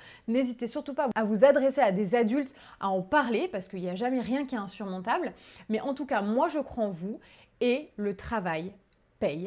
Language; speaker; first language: French; native; French